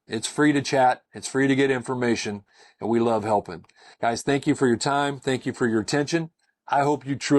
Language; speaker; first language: English; native; English